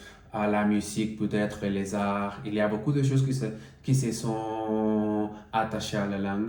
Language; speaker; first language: French; non-native, learner; Spanish